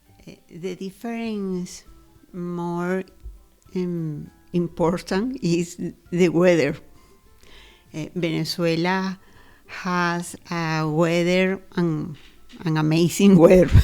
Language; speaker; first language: English; non-native, learner; Spanish